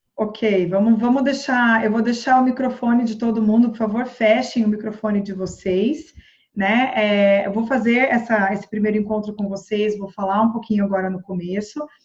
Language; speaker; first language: Portuguese; native; Portuguese